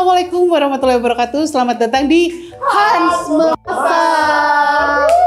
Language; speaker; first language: Indonesian; native; Indonesian